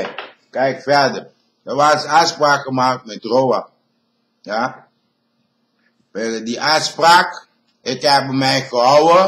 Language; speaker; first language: Dutch; non-native, local second language; Papiamento